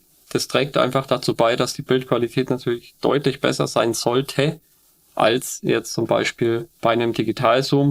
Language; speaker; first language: German; native; German